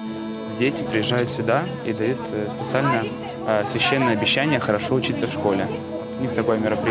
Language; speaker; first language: Russian; native; Russian